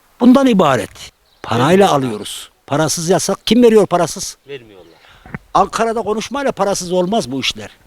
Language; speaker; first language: Turkish; native; Turkish